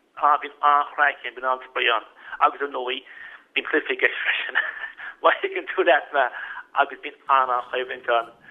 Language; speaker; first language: Irish; native; Irish